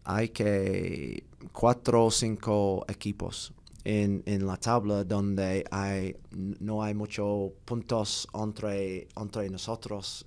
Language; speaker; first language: Spanish; non-native, learner; English